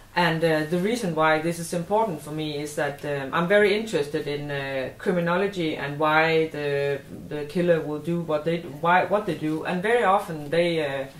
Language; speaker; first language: English; non-native, fluent; Danish